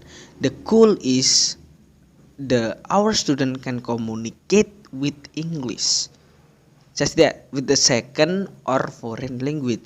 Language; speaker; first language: English; non-native, learner; Indonesian